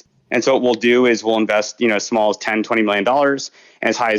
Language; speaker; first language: English; native; English